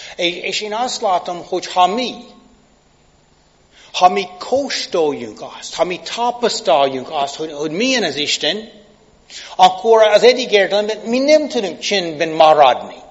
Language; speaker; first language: Hungarian; non-native, fluent; English